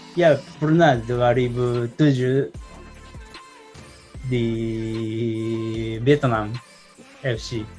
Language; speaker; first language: Indonesian; non-native, learner; Japanese